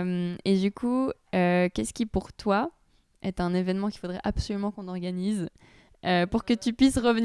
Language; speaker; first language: French; native; French